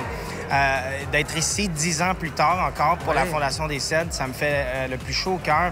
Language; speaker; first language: French; native; French